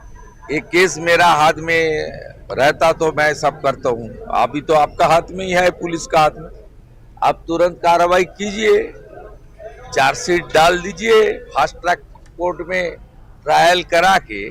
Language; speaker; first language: Hindi; non-native, local second language; Bangla